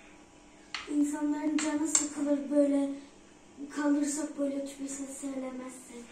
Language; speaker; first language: Turkish; early bilingual, heritage; Turkish